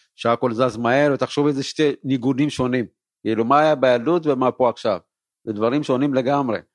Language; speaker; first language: Hebrew; early bilingual, other home language; Amharic